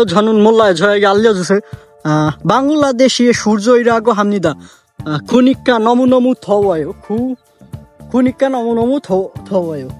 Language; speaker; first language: Korean; non-native, learner; Bangla